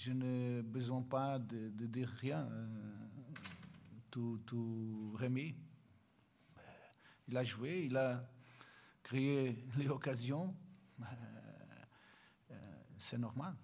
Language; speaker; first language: French; non-native, learner; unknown